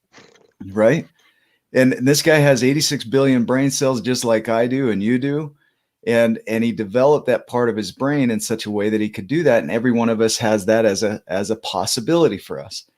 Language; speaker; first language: English; native; English